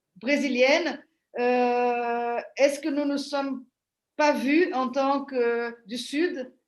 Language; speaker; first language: French; non-native, fluent; Portuguese